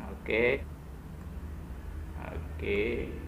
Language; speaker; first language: English; non-native, fluent; Indonesian